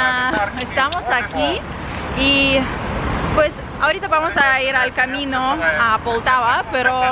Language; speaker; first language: Spanish; non-native, fluent; Ukrainian